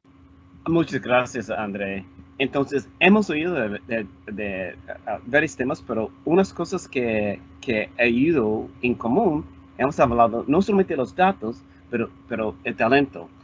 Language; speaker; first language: Spanish; non-native, fluent; English